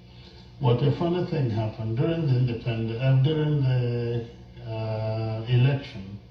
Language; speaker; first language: English; non-native, local second language; Igbo